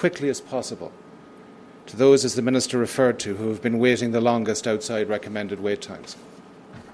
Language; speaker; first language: English; native; English